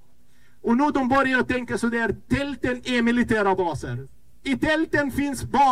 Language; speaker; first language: Swedish; non-native, fluent; Arabic